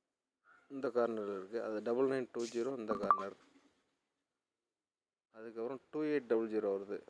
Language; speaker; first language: Tamil; native; Tamil